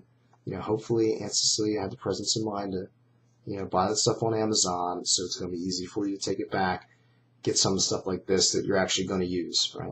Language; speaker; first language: English; native; English